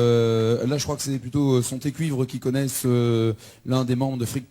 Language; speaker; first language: French; native; French